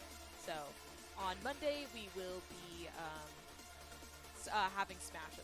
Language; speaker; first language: English; native; English